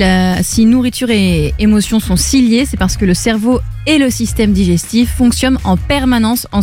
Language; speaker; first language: French; native; French